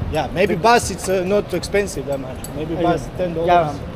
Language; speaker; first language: English; non-native, learner; Serbian